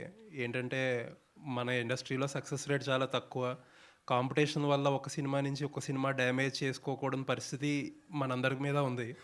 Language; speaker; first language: Telugu; native; Telugu